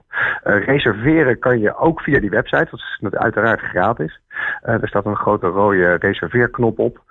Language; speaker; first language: Dutch; native; Dutch